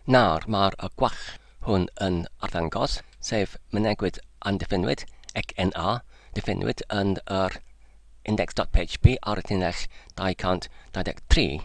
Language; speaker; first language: Welsh; non-native, learner; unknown